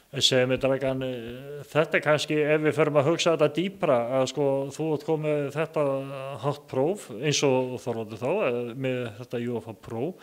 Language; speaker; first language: Icelandic; native; Icelandic